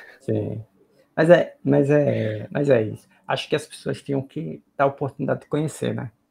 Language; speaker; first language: Portuguese; native; Portuguese